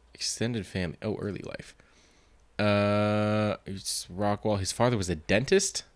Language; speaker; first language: English; native; English